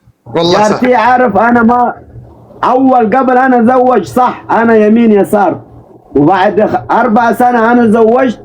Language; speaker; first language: Arabic; non-native, learner; Oromo